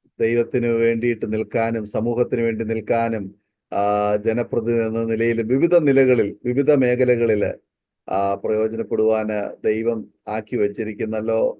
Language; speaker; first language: Malayalam; native; Malayalam